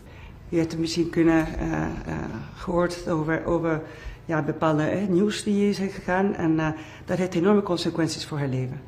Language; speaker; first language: Dutch; non-native, local second language; Papiamento